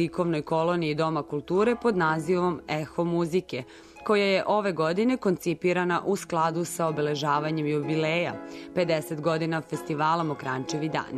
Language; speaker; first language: Serbian; native; Serbian